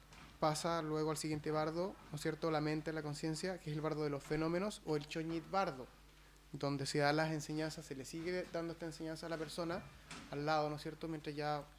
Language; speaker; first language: Spanish; native; Spanish